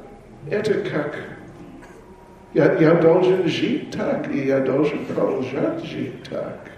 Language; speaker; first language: Russian; non-native, learner; English